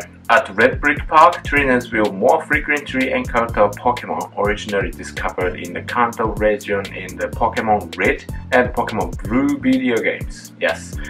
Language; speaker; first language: English; non-native, fluent; Japanese